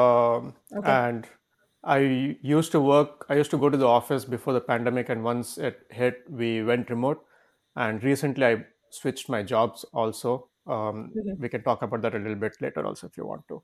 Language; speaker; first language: English; non-native, local second language; Kannada